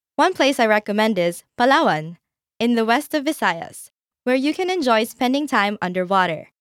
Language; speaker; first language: English; non-native, local second language; Filipino